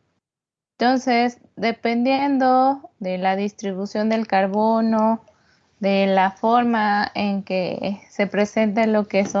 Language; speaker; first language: Spanish; native; Spanish